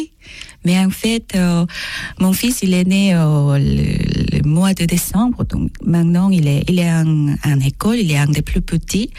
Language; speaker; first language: French; non-native, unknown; Korean